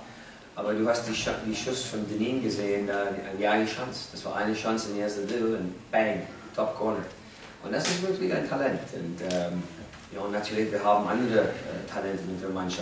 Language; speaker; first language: German; non-native, fluent; English